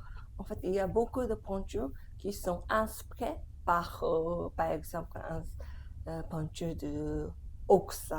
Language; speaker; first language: French; non-native, fluent; Japanese